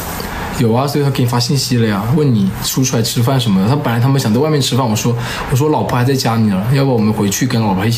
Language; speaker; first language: Chinese; native; Chinese